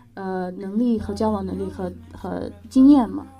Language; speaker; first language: Chinese; non-native, fluent; Arabic